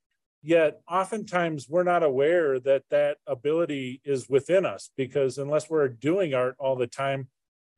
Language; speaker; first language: English; native; English